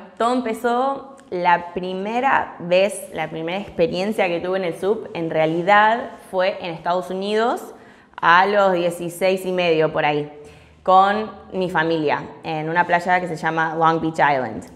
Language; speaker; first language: Spanish; early bilingual, other home language; English